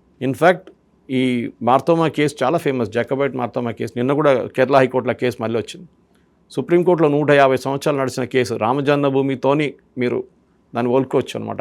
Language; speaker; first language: Telugu; non-native, fluent; Malayalam